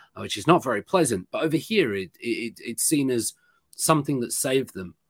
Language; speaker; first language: English; native; English